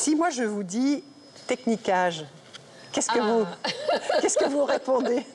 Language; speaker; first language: French; native; French